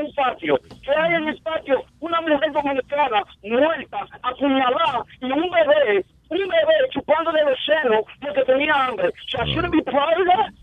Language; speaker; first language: Spanish; native; Spanish